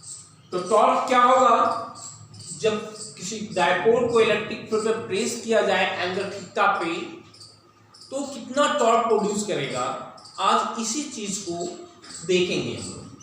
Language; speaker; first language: Hindi; native; Hindi